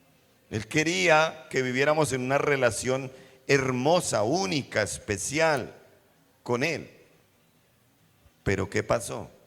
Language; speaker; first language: Spanish; native; Spanish